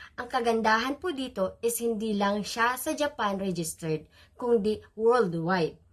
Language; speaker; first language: Filipino; non-native, local second language; Cebuano